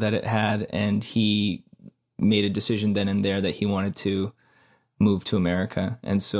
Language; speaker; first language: English; native; English